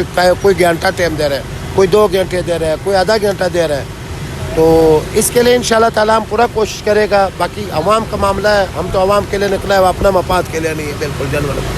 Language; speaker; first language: Urdu; non-native, local second language; Pashto